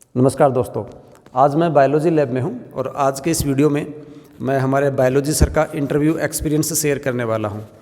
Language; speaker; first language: Hindi; native; Hindi